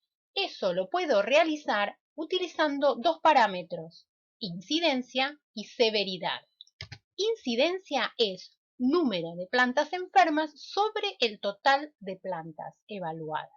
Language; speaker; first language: Spanish; native; Spanish